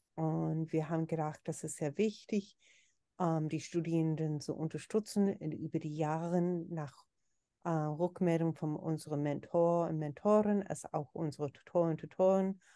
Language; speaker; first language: German; non-native, learner; English